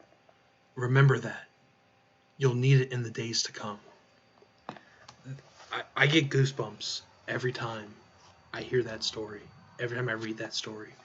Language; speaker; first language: English; native; English